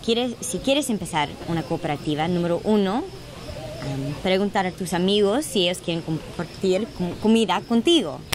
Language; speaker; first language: Spanish; early bilingual, heritage; Spanish